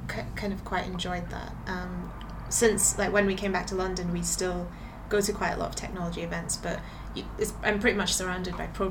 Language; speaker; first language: English; native; English